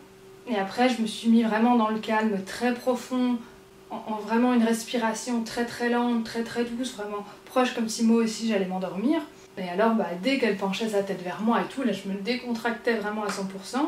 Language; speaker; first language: French; native; French